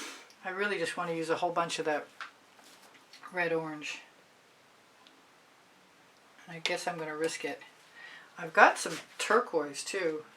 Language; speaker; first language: English; native; English